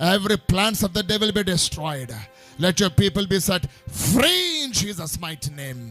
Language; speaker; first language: English; non-native, local second language; Telugu